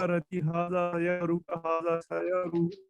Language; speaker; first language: Arabic; non-native, learner; Urdu